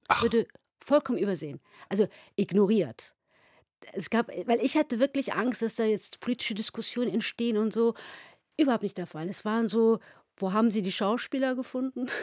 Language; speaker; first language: German; early bilingual, other home language; Turkish